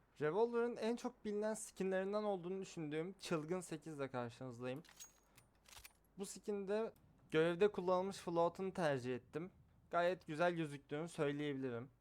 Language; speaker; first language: Turkish; native; Turkish